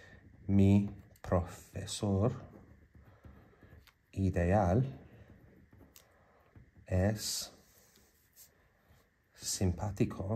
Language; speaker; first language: Spanish; non-native, learner; English